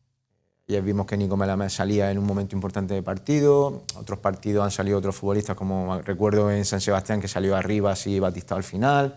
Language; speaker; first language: Spanish; native; Spanish